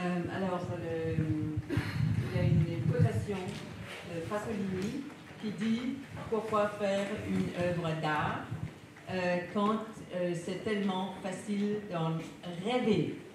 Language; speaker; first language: French; non-native, fluent; Danish